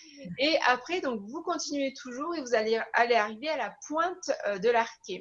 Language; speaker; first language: French; native; French